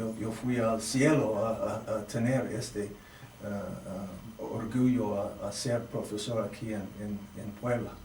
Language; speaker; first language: Spanish; non-native, fluent; English